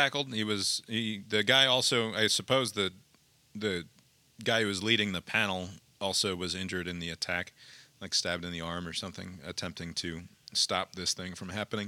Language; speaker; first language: English; native; English